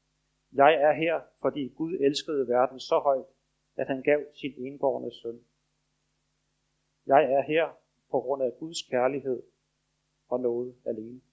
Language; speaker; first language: Danish; native; Danish